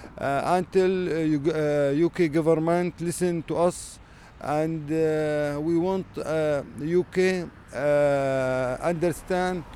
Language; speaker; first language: English; non-native, learner; Arabic